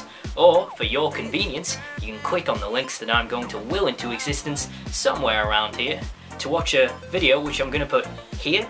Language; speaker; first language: English; native; English